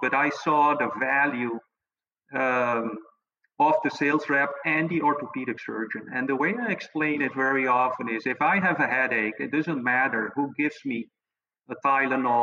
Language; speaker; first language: English; non-native, fluent; Papiamento